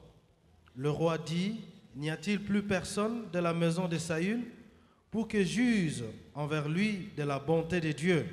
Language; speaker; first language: French; non-native, local second language; Lingala